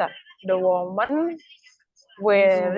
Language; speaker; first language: English; non-native, learner; Indonesian